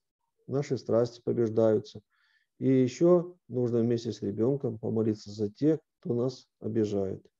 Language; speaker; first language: Russian; native; Russian